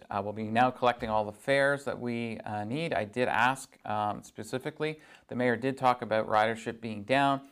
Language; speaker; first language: English; native; English